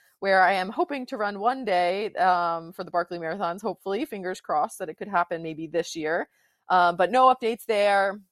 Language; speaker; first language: English; native; English